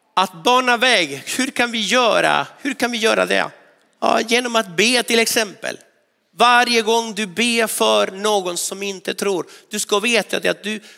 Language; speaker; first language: Swedish; non-native, fluent; Spanish